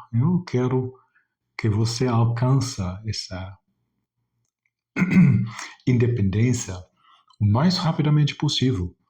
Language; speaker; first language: Portuguese; non-native, fluent; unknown